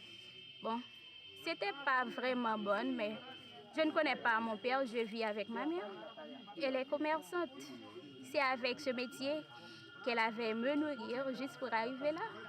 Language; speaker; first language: French; non-native, local second language; Haitian Creole